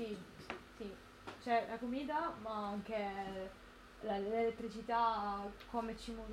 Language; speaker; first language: Spanish; non-native, learner; Italian